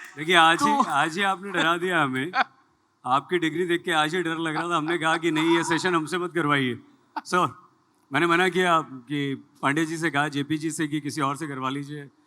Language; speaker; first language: Hindi; native; Hindi